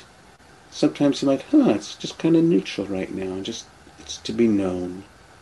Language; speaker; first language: English; native; English